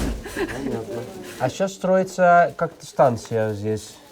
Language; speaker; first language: Russian; non-native, fluent; Dutch